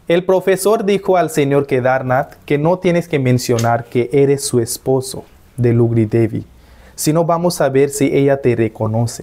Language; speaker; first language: Spanish; non-native, fluent; Hindi